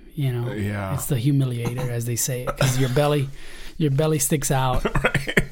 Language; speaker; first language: English; early bilingual, other home language; Spanish